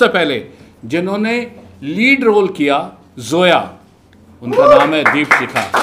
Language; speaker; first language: Hindi; native; Hindi